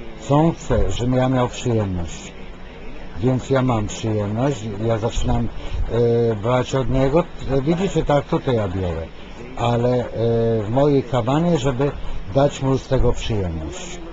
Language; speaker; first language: Polish; non-native, fluent; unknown